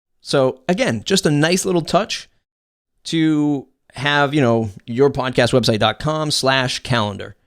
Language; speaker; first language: English; native; English